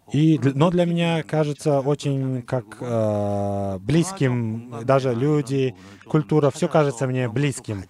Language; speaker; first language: Russian; non-native, fluent; Korean